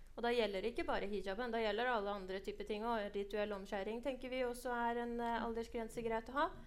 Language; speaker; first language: Norwegian; early bilingual, other home language; Persian